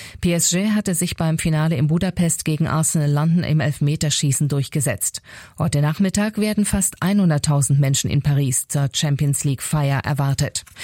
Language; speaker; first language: German; native; German